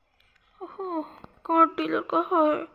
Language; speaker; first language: Hindi; non-native, learner; Bangla